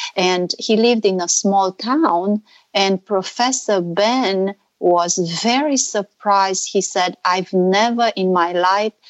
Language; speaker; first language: English; non-native, fluent; Romanian